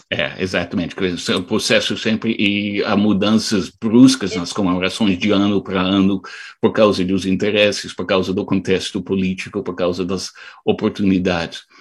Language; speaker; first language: Portuguese; non-native, fluent; English